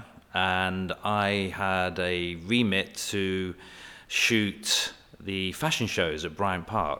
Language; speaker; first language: English; native; English